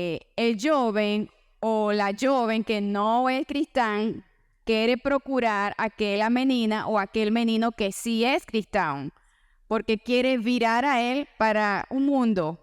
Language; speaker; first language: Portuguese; non-native, learner; Spanish